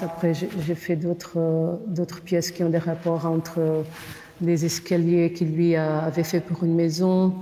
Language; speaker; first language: French; non-native, fluent; Portuguese